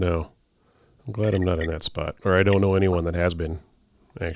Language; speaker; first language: English; native; English